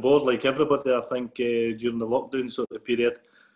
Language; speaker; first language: English; native; English